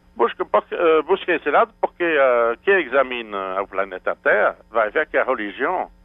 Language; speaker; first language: Portuguese; non-native, fluent; French